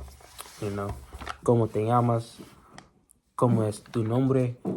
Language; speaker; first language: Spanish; non-native, learner; English